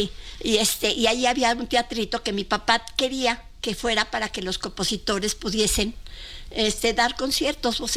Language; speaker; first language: Spanish; native; Spanish